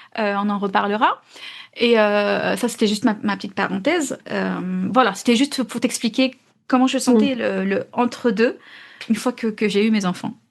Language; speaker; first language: French; non-native, local second language; Arabic